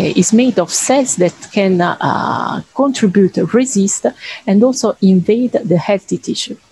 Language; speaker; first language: English; non-native, fluent; Italian